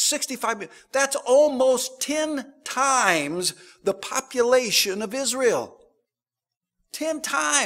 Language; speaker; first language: English; native; English